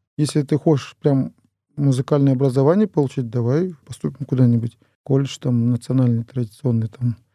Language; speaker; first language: Russian; non-native, local second language; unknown